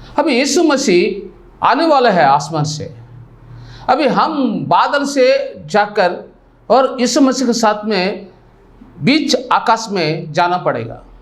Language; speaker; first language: Hindi; non-native, local second language; Telugu